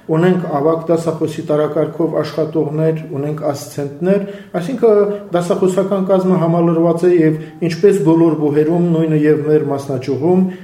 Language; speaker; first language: Armenian; native; Armenian